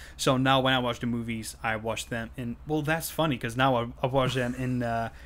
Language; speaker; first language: English; non-native, fluent; French